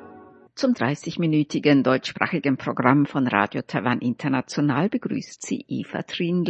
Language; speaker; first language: German; native; German